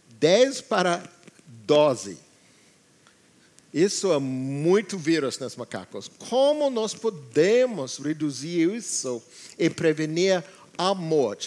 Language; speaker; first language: Portuguese; non-native, learner; English